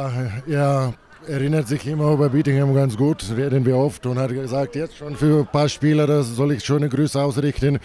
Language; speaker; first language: German; non-native, fluent; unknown